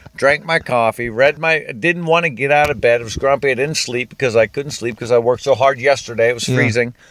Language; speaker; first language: English; native; English